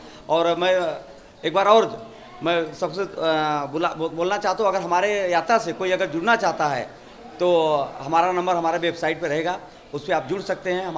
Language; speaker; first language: Hindi; native; Hindi